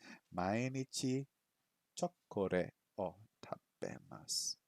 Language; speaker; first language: Japanese; non-native, learner; English